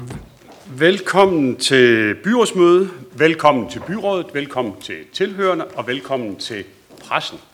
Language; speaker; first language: Danish; native; Danish